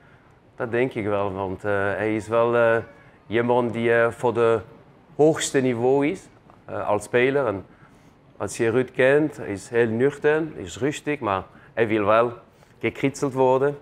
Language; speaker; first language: Dutch; non-native, fluent; German